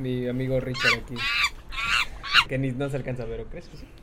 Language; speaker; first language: Spanish; native; Spanish